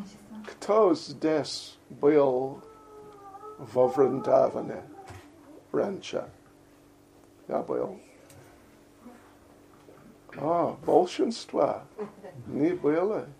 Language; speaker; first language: Russian; non-native, learner; English